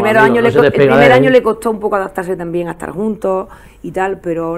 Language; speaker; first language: Spanish; native; Spanish